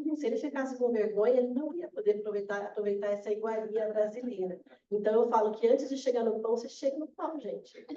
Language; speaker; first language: Portuguese; native; Portuguese